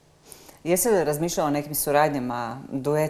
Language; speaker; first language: Serbian; native; Serbian